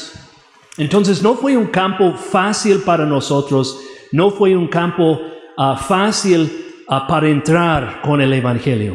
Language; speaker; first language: Spanish; non-native, fluent; English